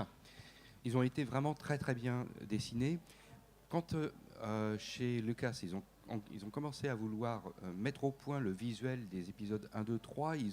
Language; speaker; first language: French; native; French